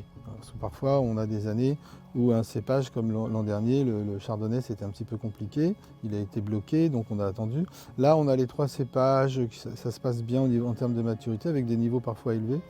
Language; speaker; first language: French; native; French